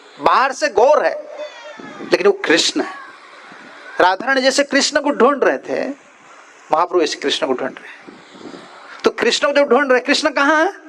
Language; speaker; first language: Hindi; non-native, local second language; Odia